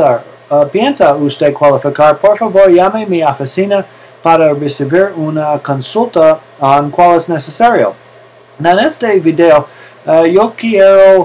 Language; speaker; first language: Spanish; non-native, learner; English